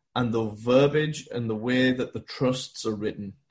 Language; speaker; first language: English; native; English